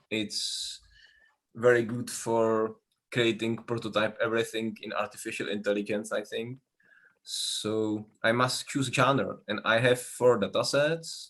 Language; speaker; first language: English; non-native, learner; Czech